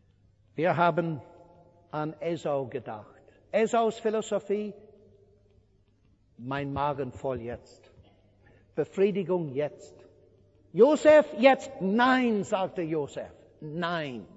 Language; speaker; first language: German; non-native, fluent; English